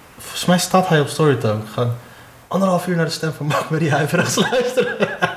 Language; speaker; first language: Dutch; early bilingual, other home language; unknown